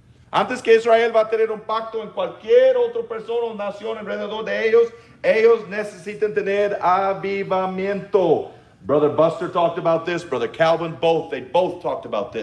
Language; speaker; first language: Spanish; non-native, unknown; English